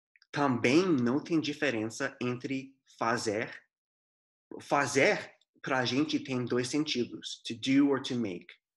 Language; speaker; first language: Portuguese; non-native, fluent; English